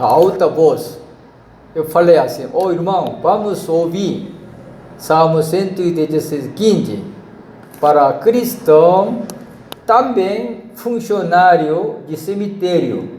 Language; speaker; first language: Portuguese; non-native, learner; Korean